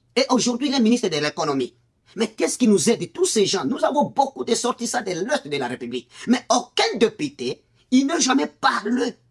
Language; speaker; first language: French; non-native, local second language; Swahili